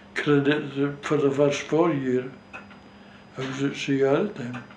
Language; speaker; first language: English; native; English